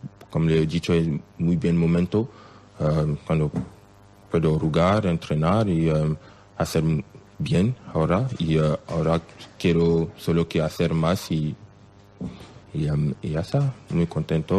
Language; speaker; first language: Spanish; non-native, learner; French